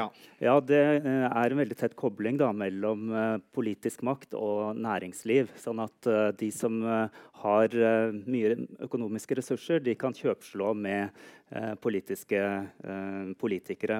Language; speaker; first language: Norwegian; native; Norwegian